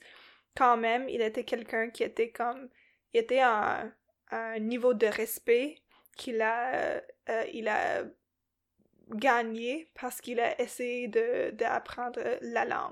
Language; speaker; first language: French; non-native, local second language; English